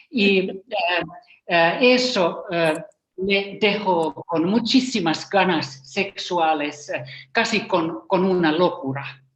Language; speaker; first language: Spanish; non-native, fluent; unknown